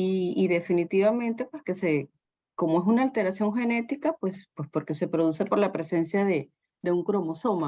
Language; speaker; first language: Spanish; native; Spanish